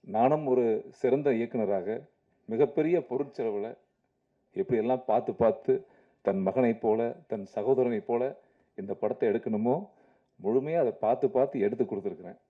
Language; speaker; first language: Tamil; native; Tamil